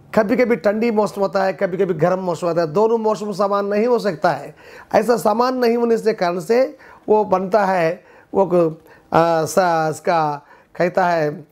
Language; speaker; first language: Hindi; non-native, local second language; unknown